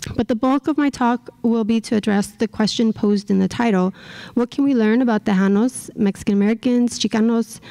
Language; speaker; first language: English; native; English